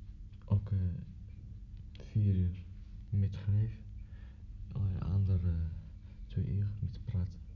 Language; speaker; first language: Dutch; non-native, learner; Arabic